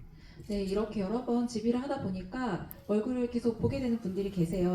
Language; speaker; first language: Korean; native; Korean